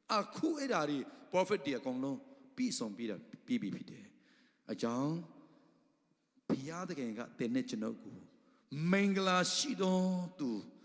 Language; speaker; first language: Burmese; non-native, local second language; Tedim Chin